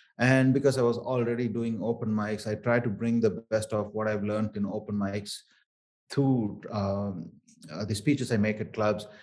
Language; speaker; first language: English; non-native, local second language; Tamil